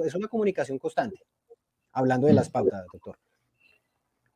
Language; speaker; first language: Spanish; native; Spanish